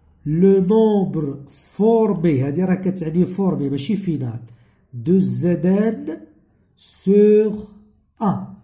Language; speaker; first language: French; non-native, local second language; Arabic